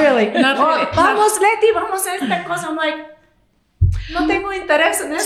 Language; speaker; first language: Spanish; non-native, fluent; English